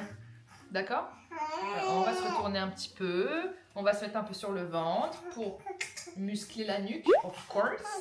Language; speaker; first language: French; native; French